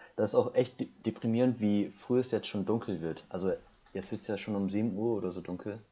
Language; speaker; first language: German; early bilingual, other home language; Korean